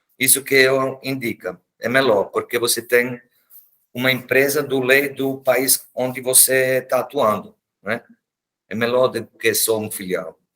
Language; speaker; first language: Portuguese; non-native, fluent; German